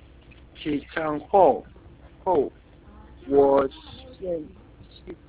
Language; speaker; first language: Chinese; non-native, learner; Korean